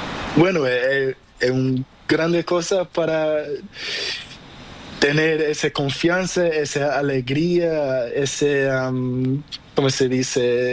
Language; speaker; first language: Spanish; non-native, learner; Portuguese